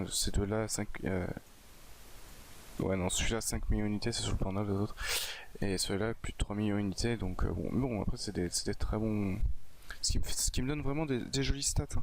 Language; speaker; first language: French; native; French